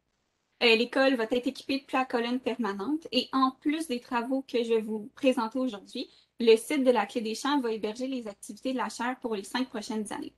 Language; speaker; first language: French; native; French